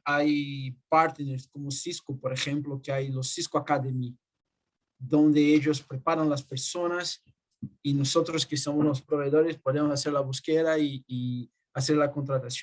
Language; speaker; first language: Spanish; non-native, fluent; Portuguese